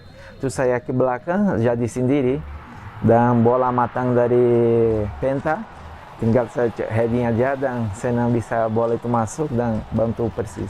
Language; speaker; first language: Indonesian; non-native, fluent; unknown